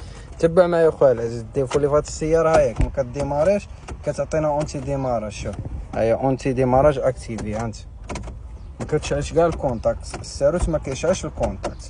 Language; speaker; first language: Arabic; native; Arabic